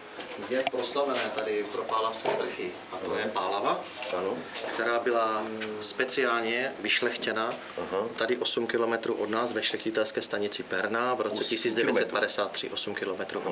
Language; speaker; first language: Czech; native; Czech